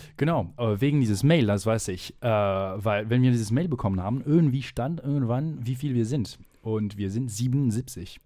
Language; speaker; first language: German; non-native, fluent; French